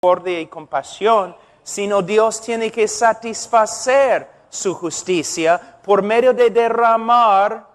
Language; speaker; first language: Spanish; non-native, fluent; English